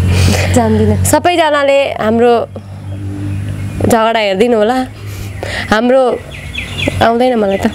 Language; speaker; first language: Nepali; native; Nepali